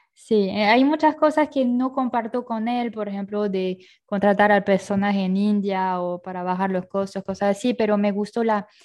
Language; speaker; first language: Spanish; non-native, fluent; French